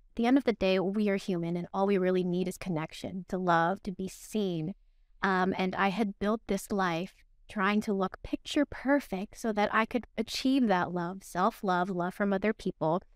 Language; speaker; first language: English; early bilingual, other home language; Filipino